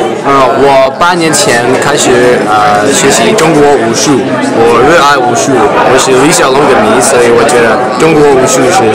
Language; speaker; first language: Chinese; non-native, learner; English